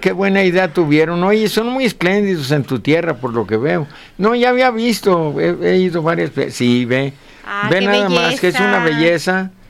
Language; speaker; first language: Spanish; native; Spanish